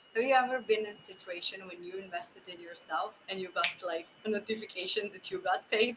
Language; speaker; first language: English; non-native, fluent; Slovenian